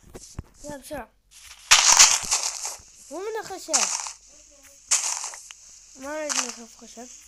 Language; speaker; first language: Arabic; early bilingual, heritage; Arabic